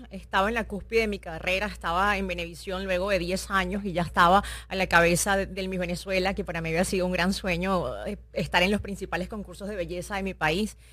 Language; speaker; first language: Spanish; native; Spanish